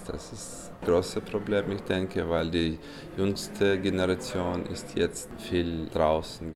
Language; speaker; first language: German; non-native, fluent; Ukrainian